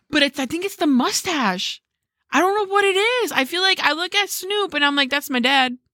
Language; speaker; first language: English; early bilingual, other home language; Spanish